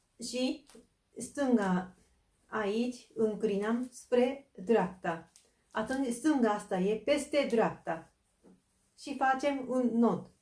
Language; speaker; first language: Romanian; non-native, fluent; Japanese